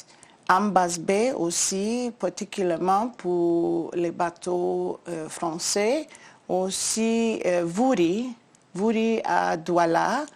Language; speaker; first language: French; non-native, learner; English